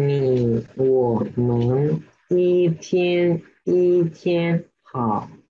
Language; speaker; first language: Chinese; non-native, learner; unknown